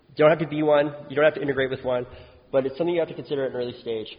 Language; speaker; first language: English; native; English